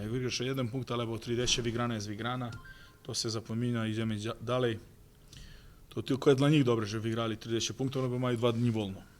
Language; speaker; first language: Polish; non-native, fluent; Croatian